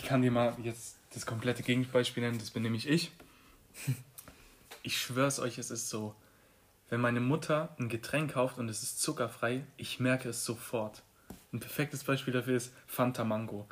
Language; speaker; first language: German; native; German